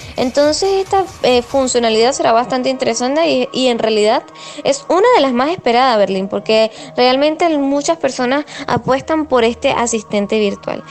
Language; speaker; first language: Spanish; native; Spanish